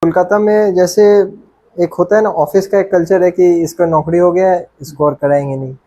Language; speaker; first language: Hindi; non-native, local second language; Bangla